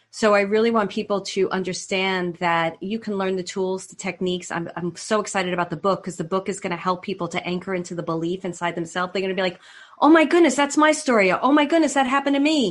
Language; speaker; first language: English; native; English